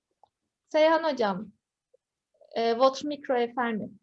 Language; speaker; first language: French; non-native, fluent; Turkish